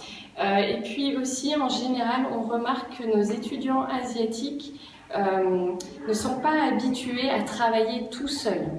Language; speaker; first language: French; native; French